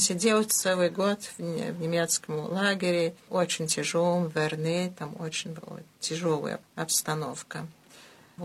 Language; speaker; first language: Russian; early bilingual, heritage; Russian